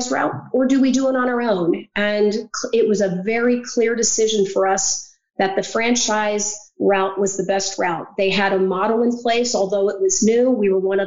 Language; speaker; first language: English; native; English